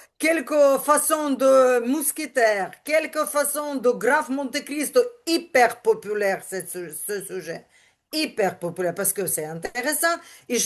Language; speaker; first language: French; non-native, learner; Ukrainian